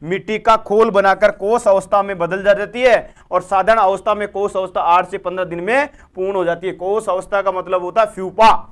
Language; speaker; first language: Hindi; native; Hindi